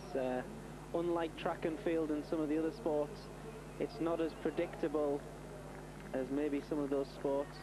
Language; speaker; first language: English; native; English